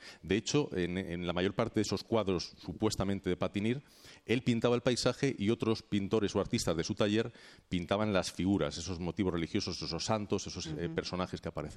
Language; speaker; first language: Spanish; native; Spanish